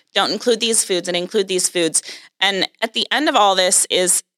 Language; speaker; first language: English; native; English